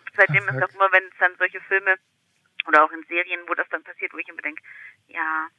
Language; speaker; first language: German; native; German